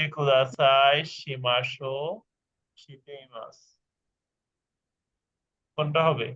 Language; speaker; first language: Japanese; non-native, fluent; Bangla